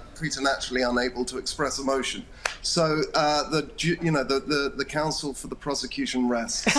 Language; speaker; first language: English; native; English